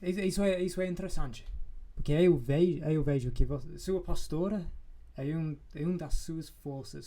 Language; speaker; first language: Portuguese; non-native, fluent; English